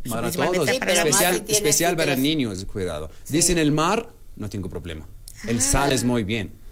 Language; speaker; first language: Spanish; non-native, learner; Arabic